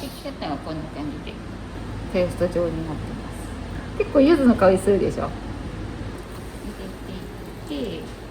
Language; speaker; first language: Japanese; native; Japanese